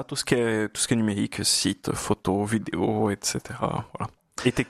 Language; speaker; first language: French; non-native, fluent; Portuguese